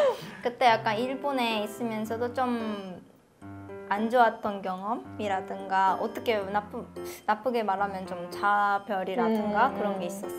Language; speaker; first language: Korean; non-native, fluent; Japanese